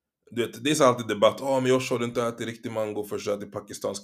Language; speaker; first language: Swedish; native; Swedish